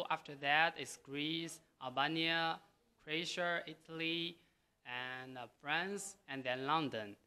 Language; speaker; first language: English; non-native, learner; Chinese